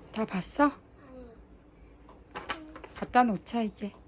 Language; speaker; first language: Korean; native; Korean